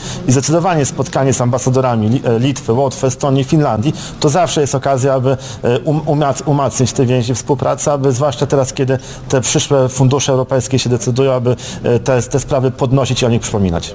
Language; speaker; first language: Polish; native; Polish